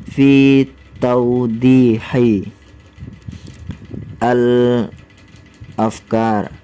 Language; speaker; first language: Arabic; non-native, learner; Indonesian